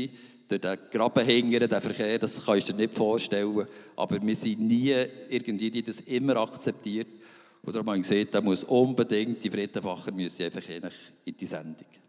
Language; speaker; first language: German; native; German